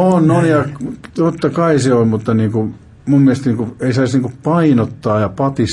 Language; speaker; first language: Finnish; native; Finnish